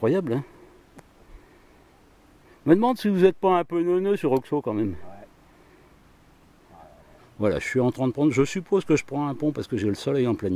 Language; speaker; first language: French; native; French